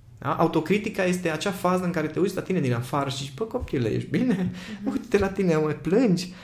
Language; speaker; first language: Romanian; non-native, local second language; Hungarian